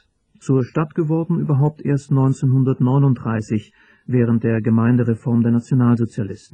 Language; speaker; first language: German; native; German